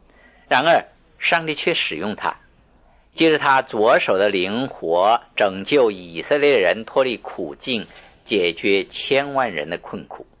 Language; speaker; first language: Chinese; native; Chinese